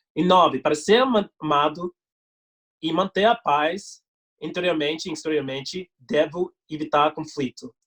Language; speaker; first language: Portuguese; non-native, fluent; English